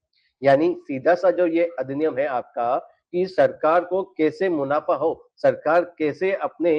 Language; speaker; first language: Hindi; native; Hindi